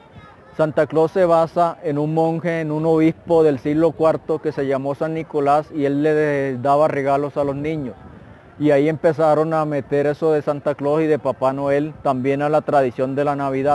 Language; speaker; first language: Spanish; native; Spanish